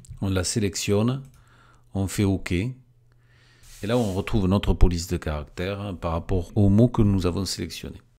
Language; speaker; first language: French; native; French